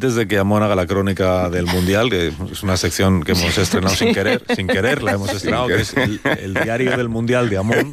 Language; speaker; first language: Spanish; native; Spanish